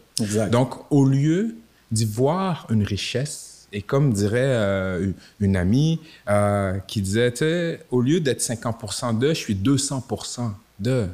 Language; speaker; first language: French; native; French